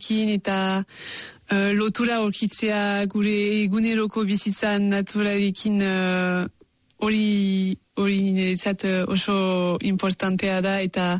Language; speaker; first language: Basque; non-native, local second language; French